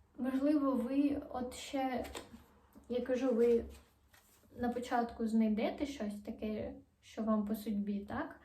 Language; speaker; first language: Ukrainian; non-native, local second language; Russian